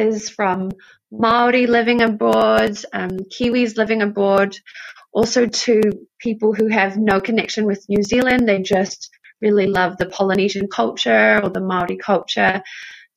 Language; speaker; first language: English; native; English